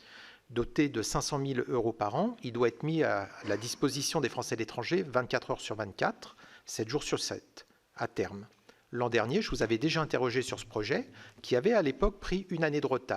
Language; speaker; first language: French; native; French